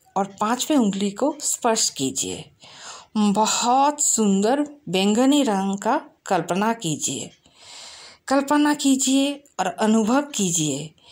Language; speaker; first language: Hindi; non-native, local second language; Bangla